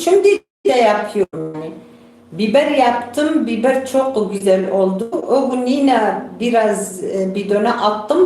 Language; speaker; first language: Turkish; non-native, local second language; Kurdish